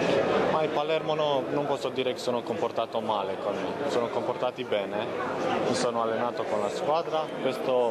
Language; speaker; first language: Italian; non-native, learner; Romanian